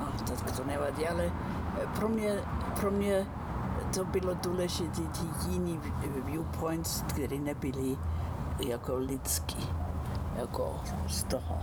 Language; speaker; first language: Czech; non-native, fluent; Icelandic